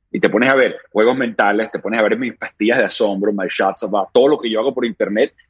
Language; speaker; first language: Spanish; native; Spanish